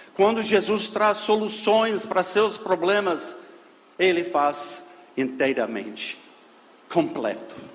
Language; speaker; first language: Portuguese; non-native, fluent; English